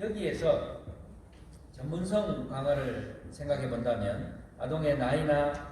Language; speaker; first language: Korean; native; Korean